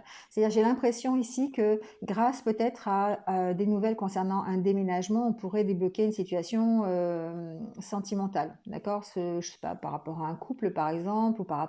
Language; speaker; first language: French; native; French